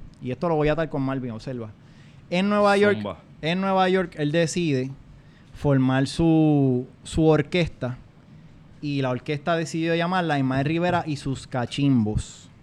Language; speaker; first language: Spanish; native; Spanish